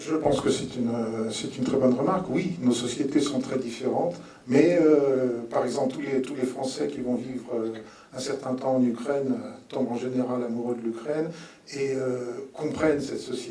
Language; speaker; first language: French; non-native, fluent; Ukrainian